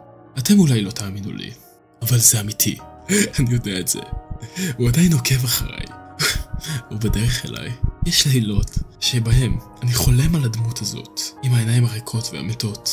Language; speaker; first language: Hebrew; native; Hebrew